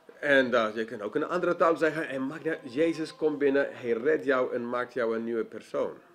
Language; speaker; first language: Dutch; non-native, fluent; English